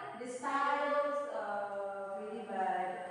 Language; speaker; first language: English; non-native, learner; Indonesian